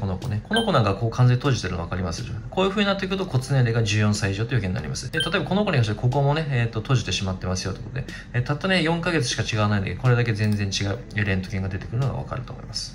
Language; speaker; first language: Japanese; native; Japanese